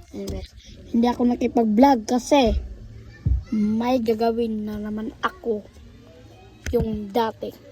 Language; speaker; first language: Filipino; non-native, local second language; Cebuano